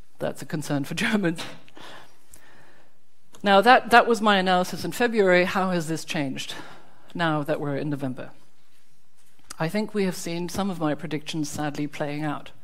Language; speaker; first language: English; non-native, fluent; German